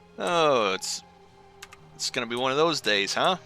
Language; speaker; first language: English; native; English